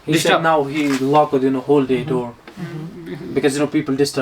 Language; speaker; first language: English; non-native, learner; Hindi